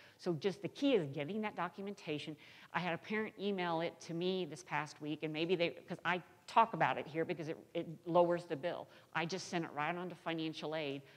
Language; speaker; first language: English; native; English